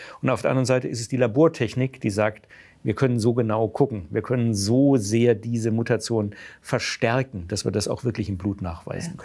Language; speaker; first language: German; native; German